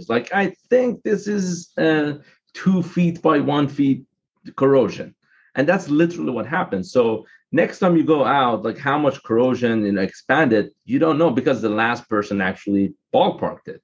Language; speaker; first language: English; non-native, fluent; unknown